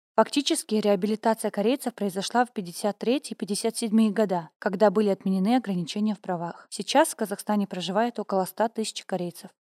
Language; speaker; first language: Russian; native; Russian